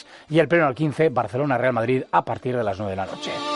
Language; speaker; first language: Spanish; native; Spanish